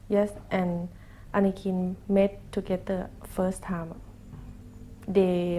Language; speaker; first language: English; non-native, learner; Thai